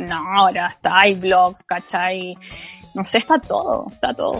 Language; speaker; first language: Spanish; native; Spanish